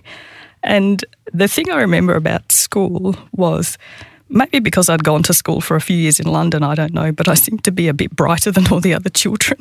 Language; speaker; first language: English; native; English